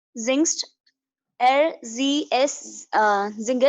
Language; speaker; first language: German; non-native, learner; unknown